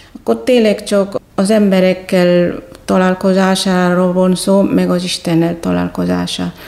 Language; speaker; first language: Hungarian; non-native, fluent; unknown